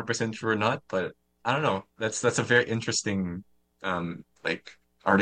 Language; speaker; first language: English; non-native, local second language; Filipino